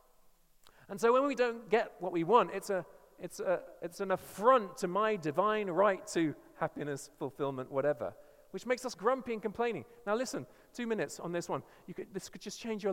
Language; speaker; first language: English; native; English